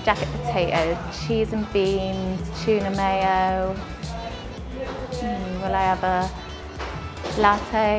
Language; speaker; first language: English; native; English